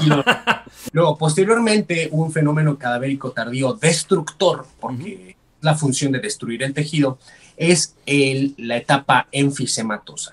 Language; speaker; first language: Spanish; native; Spanish